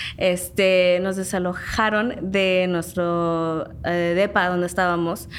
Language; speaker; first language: Spanish; early bilingual, heritage; Spanish